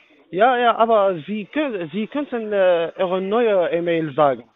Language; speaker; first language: German; non-native, fluent; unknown